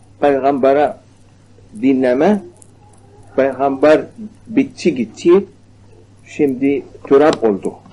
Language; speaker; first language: Turkish; non-native, learner; Arabic